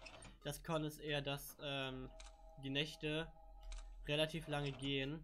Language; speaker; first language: German; native; German